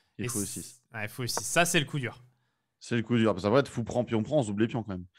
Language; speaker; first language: French; native; French